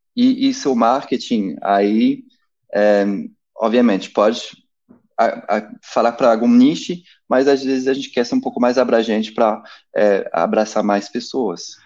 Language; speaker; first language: Portuguese; non-native, fluent; French